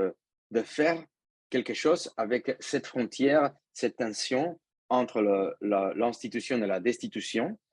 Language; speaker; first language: French; non-native, fluent; Spanish